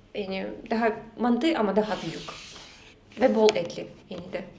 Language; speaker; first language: Turkish; non-native, fluent; Russian